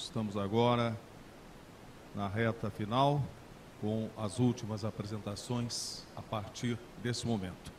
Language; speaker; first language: Portuguese; native; Portuguese